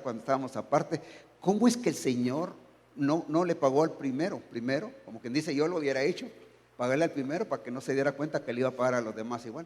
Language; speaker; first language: Spanish; native; Spanish